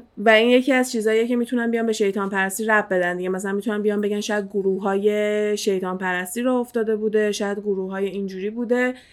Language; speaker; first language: Persian; early bilingual, heritage; Persian